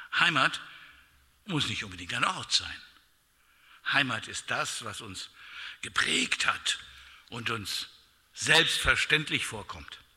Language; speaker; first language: German; native; German